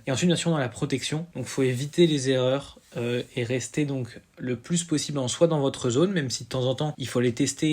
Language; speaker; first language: French; native; French